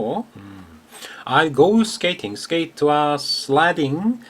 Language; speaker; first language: English; non-native, fluent; Korean